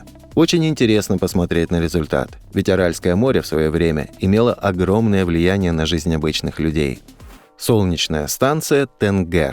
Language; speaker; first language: Russian; native; Russian